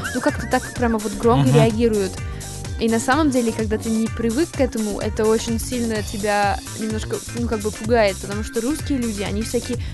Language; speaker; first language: Russian; non-native, fluent; English